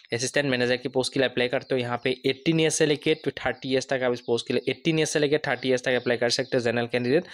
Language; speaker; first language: Hindi; non-native, local second language; Assamese